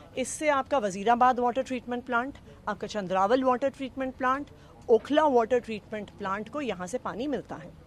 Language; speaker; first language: Hindi; native; Hindi